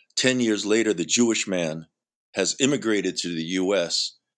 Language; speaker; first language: English; native; English